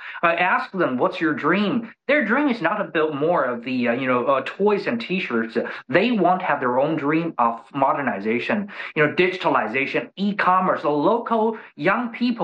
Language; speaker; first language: English; non-native, fluent; Chinese